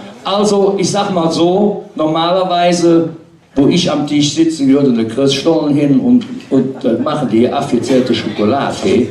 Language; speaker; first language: German; native; German